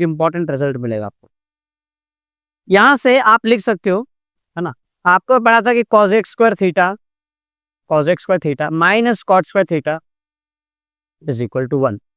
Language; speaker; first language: Hindi; non-native, local second language; Gujarati